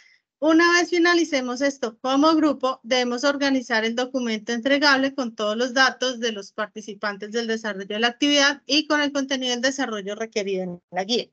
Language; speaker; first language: Spanish; native; Spanish